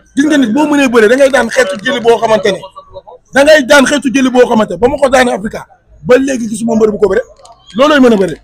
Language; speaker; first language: Wolof; native; Wolof